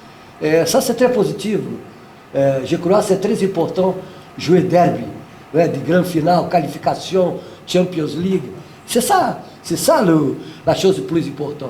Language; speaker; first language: French; non-native, fluent; Portuguese